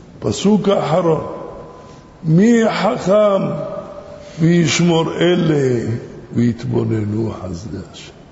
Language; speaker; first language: Hebrew; non-native, fluent; Arabic